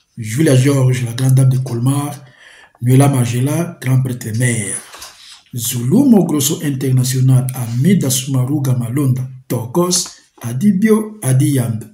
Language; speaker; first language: French; non-native, local second language; Lingala